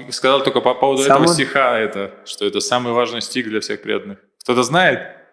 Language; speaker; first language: Russian; native; Russian